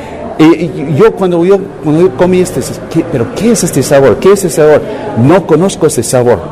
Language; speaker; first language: Spanish; non-native, learner; English